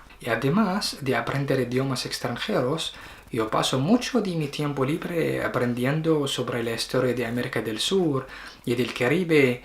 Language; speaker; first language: Spanish; non-native, learner; Arabic